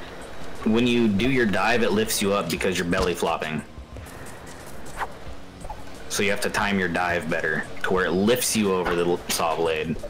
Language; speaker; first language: English; native; English